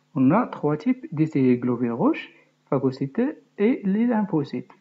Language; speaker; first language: French; non-native, local second language; Arabic